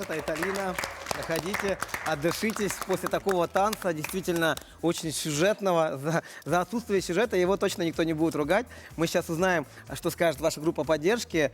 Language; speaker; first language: Russian; native; Russian